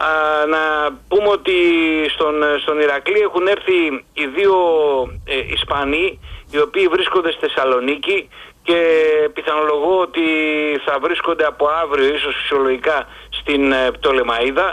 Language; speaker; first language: Greek; native; Greek